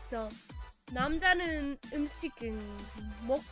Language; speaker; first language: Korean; non-native, learner; English